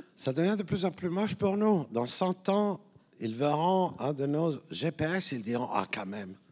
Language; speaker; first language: French; native; French